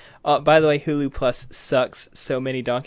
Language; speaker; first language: English; native; English